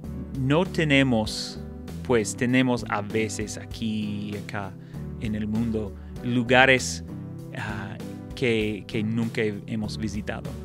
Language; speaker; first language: Spanish; non-native, fluent; English